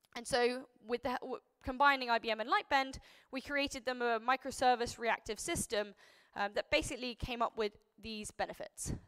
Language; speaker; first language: English; native; English